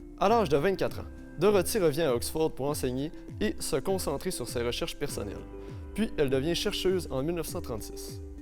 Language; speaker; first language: French; native; French